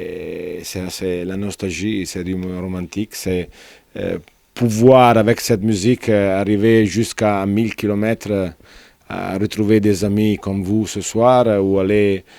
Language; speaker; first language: French; non-native, fluent; Italian